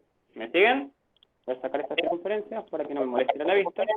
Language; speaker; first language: Spanish; native; Spanish